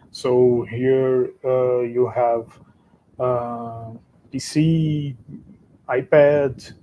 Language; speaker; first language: English; non-native, fluent; Portuguese